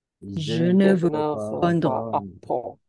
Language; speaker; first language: French; non-native, learner; Indonesian